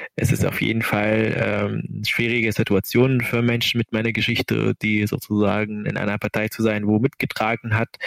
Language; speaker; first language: German; non-native, fluent; Arabic